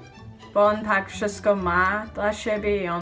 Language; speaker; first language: Polish; early bilingual, heritage; Polish